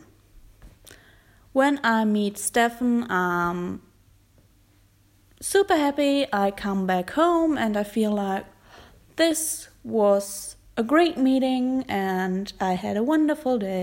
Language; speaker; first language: English; non-native, fluent; German